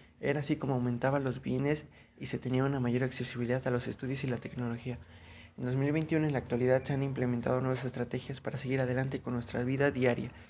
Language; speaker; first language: Spanish; native; Spanish